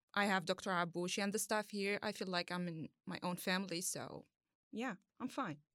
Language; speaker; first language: English; non-native, fluent; Arabic